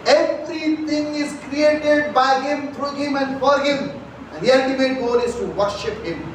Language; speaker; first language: English; non-native, local second language; Hindi